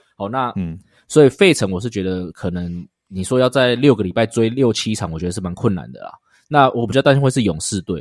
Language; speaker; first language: Chinese; native; Chinese